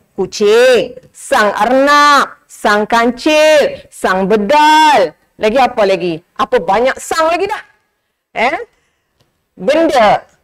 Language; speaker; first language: Malay; native; Malay